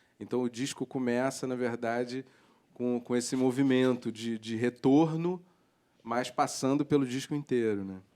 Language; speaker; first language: Portuguese; native; Portuguese